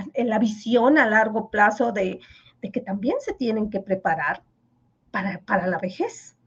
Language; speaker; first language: Spanish; non-native, local second language; Yucateco